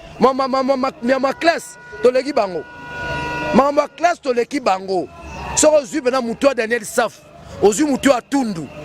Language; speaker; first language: Lingala; non-native, local second language; Kongo